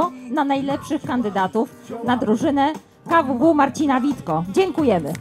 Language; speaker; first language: Polish; native; Polish